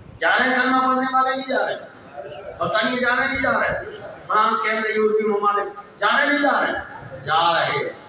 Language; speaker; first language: Urdu; non-native, local second language; Baluchi